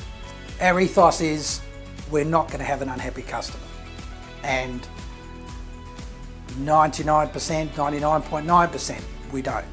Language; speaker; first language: English; early bilingual, other home language; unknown